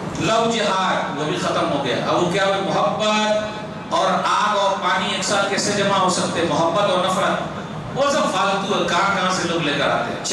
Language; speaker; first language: Urdu; non-native, local second language; Hindi